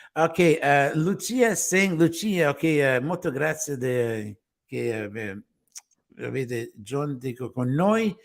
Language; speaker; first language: Italian; early bilingual, heritage; Italian